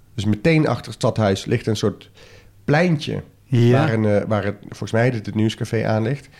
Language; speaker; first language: Dutch; native; Dutch